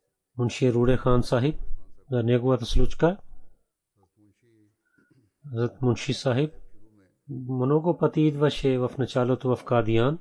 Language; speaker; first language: Bulgarian; non-native, learner; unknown